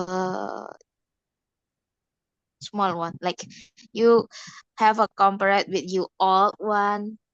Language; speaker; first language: English; non-native, learner; Indonesian